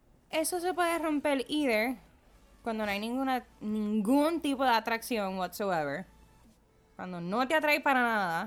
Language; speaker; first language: Spanish; native; Spanish